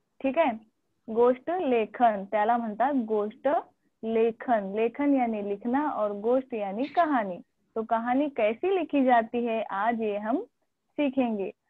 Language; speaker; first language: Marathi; non-native, local second language; Urdu